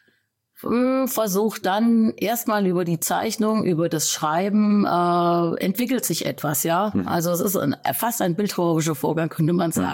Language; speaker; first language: German; native; German